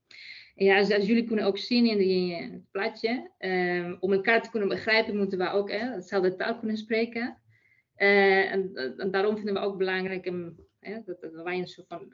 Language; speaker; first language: Dutch; non-native, fluent; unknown